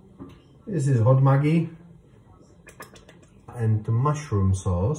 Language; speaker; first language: English; non-native, fluent; Czech